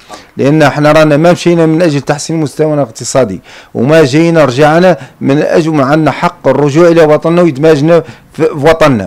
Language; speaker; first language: Arabic; native; Arabic